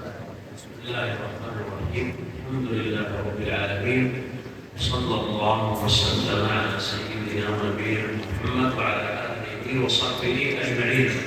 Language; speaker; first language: Arabic; native; Arabic